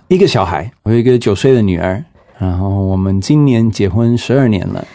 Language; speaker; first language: Chinese; non-native, fluent; English